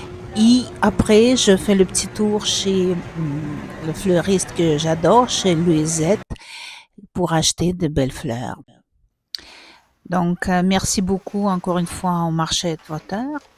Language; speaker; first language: French; non-native, fluent; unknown